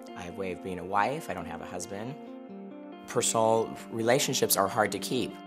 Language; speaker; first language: English; native; English